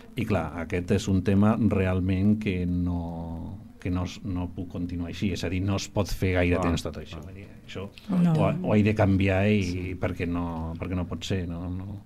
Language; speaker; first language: Catalan; non-native, local second language; Spanish